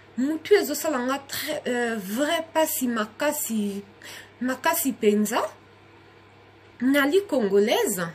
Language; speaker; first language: Lingala; native; Lingala